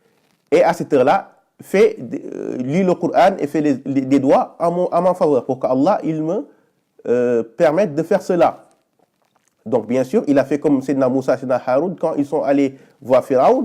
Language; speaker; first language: French; native; French